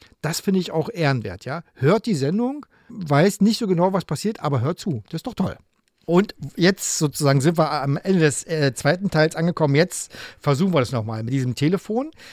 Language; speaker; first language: German; native; German